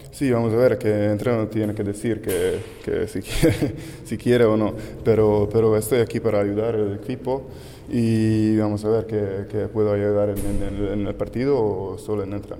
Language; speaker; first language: Spanish; non-native, learner; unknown